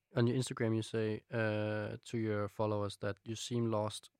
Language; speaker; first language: English; non-native, fluent; Danish